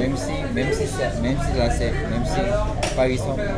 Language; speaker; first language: French; non-native, learner; Korean